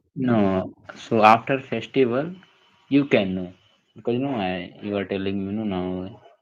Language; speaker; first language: English; non-native, local second language; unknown